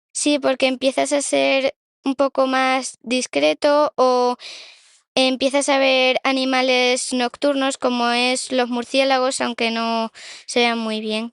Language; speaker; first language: Spanish; native; Spanish